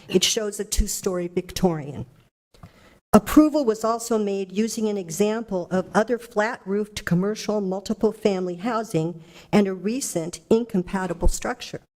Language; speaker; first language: English; native; English